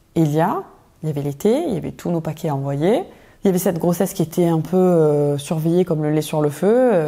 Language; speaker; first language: French; native; French